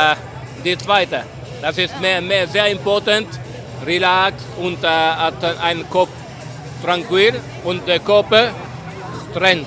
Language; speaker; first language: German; non-native, learner; French